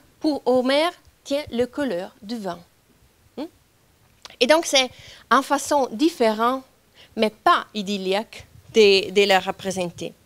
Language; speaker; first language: French; non-native, fluent; Italian